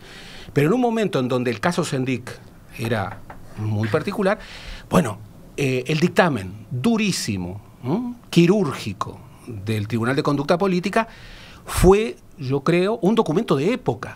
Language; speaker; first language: Spanish; native; Spanish